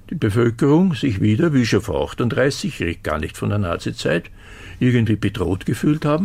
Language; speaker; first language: German; native; German